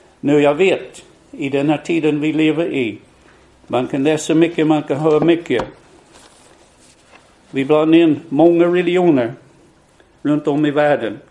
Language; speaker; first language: Swedish; non-native, fluent; English